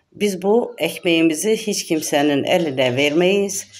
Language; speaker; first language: Turkish; native; Turkish